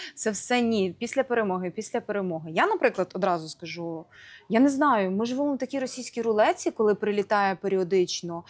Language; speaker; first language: Ukrainian; native; Ukrainian